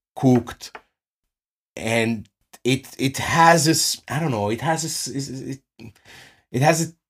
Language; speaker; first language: English; non-native, fluent; Greek